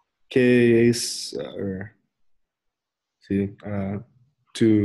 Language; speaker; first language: Spanish; non-native, learner; English